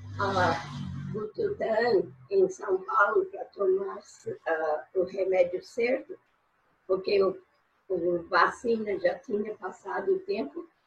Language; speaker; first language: Portuguese; non-native, fluent; English